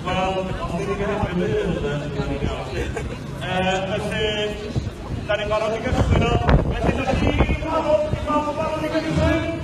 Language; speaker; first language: Welsh; native; Welsh